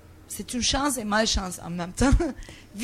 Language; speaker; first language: French; non-native, fluent; Turkish